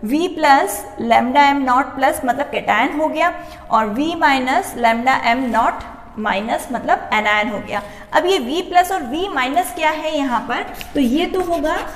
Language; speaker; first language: Hindi; native; Hindi